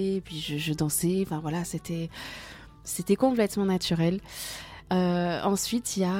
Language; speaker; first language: French; native; French